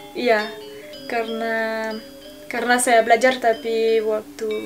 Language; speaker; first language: Indonesian; non-native, learner; French